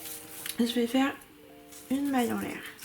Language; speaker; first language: French; native; French